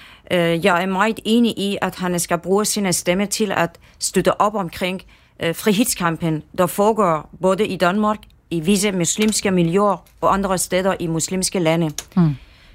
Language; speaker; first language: Danish; non-native, fluent; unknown